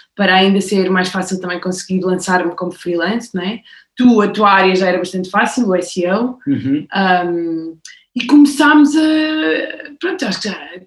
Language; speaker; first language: Portuguese; native; Portuguese